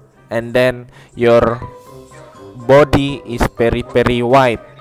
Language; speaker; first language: English; non-native, learner; Indonesian